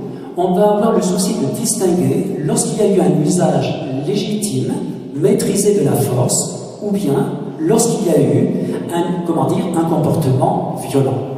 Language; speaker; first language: French; native; French